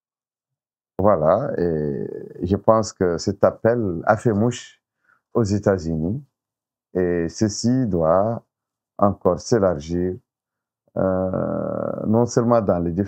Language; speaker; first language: French; non-native, local second language; Arabic